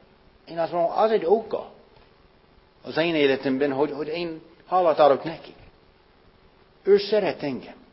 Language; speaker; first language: Hungarian; non-native, fluent; English